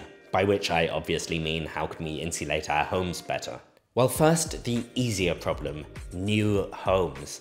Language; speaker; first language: English; native; English